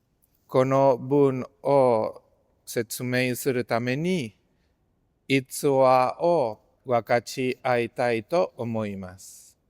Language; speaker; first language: Japanese; non-native, fluent; Spanish